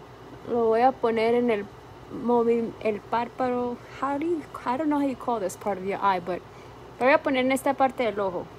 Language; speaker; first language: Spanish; early bilingual, heritage; Spanish